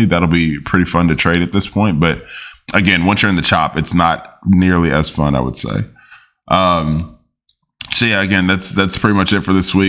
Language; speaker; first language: English; native; English